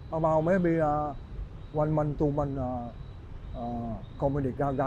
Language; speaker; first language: English; non-native, learner; Vietnamese